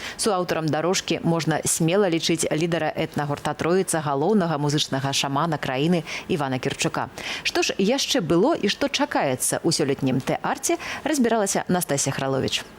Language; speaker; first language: Belarusian; native; Belarusian